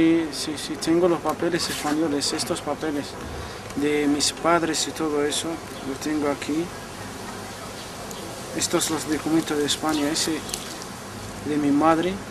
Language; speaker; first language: Spanish; non-native, learner; Arabic